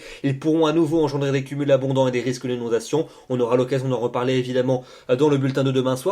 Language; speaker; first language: French; native; French